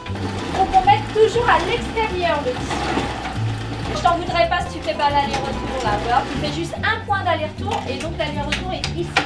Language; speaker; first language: French; native; French